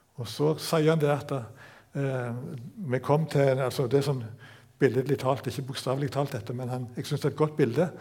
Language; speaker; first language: Norwegian; native; Norwegian